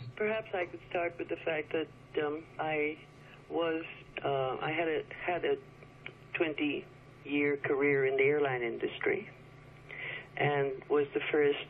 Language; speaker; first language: English; early bilingual, other home language; Chinese